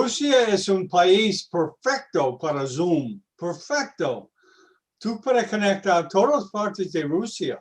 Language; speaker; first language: Spanish; non-native, learner; English